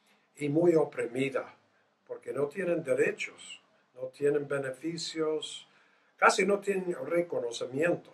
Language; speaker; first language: Spanish; non-native, fluent; English